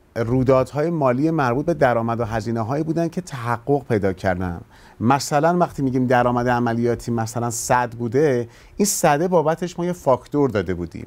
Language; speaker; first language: Persian; native; Persian